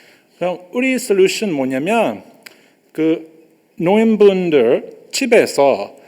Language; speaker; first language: Korean; non-native, learner; English